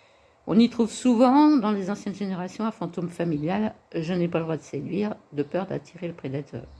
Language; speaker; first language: French; native; French